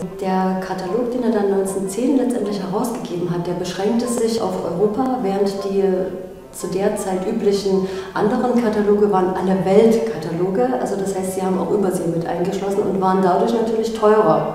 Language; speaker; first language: German; native; German